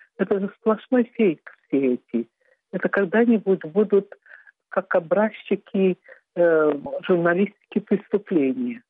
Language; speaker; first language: Russian; native; Russian